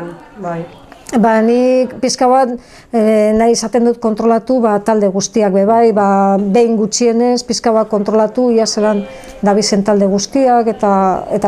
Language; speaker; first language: Basque; native; Basque